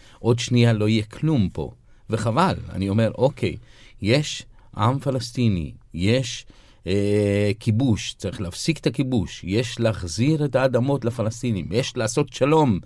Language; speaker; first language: Hebrew; non-native, local second language; Arabic